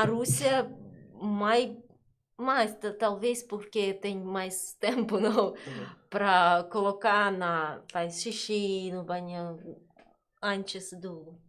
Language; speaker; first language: Portuguese; non-native, learner; Russian